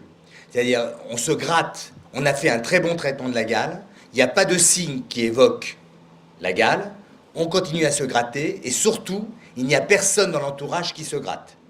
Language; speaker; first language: French; native; French